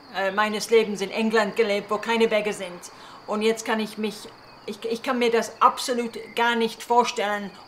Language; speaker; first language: German; early bilingual, heritage; German